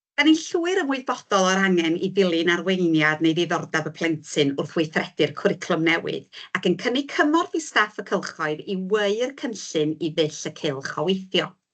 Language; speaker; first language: Welsh; native; Welsh